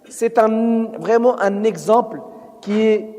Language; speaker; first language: French; non-native, local second language; Arabic